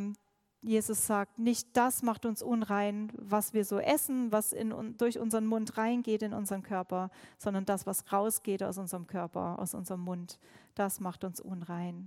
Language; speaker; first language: German; native; German